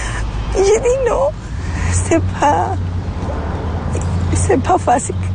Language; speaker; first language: French; non-native, learner; Spanish